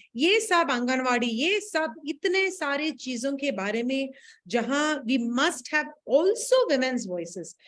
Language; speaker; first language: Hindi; non-native, local second language; Tamil